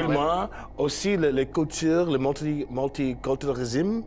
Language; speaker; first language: French; non-native, local second language; English